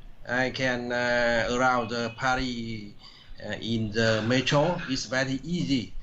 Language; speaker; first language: English; non-native, learner; Vietnamese